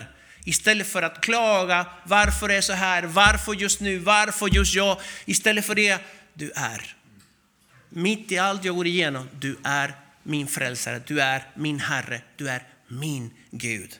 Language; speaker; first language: Swedish; non-native, fluent; Spanish